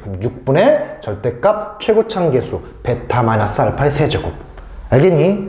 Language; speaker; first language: Korean; native; Korean